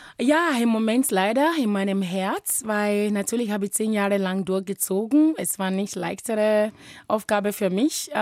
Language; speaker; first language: German; non-native, fluent; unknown